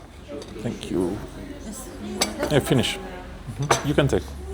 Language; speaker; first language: English; non-native, learner; Lithuanian